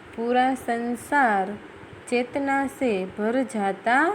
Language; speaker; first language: Hindi; non-native, local second language; Gujarati